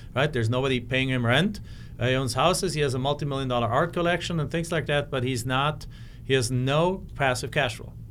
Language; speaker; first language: English; non-native, fluent; German